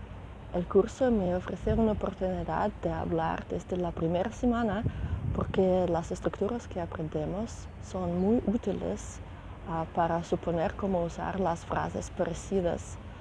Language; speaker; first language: Spanish; non-native, learner; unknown